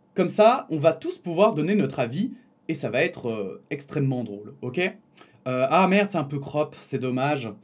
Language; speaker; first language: French; native; French